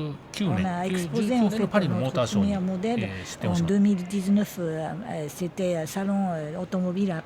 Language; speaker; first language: French; non-native, fluent; Japanese